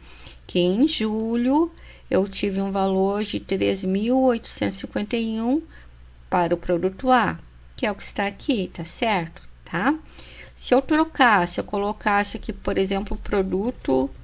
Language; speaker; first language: Portuguese; native; Portuguese